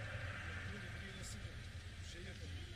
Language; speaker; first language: Turkish; native; Turkish